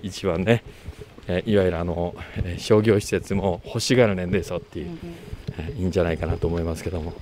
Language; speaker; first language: Japanese; native; Japanese